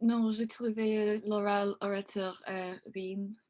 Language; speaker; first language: French; non-native, learner; English